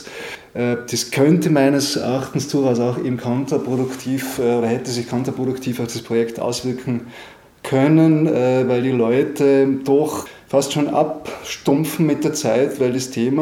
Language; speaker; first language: German; native; German